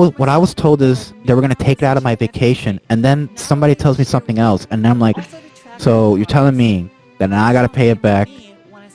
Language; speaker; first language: English; native; English